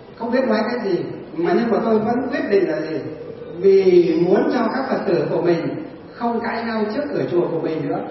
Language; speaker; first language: Vietnamese; non-native, local second language; Tày